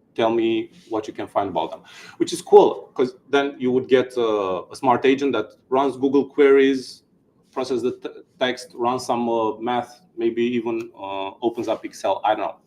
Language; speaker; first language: English; non-native, fluent; Romanian